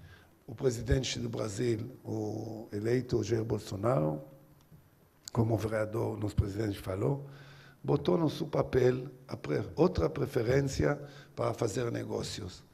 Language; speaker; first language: Portuguese; non-native, learner; Hebrew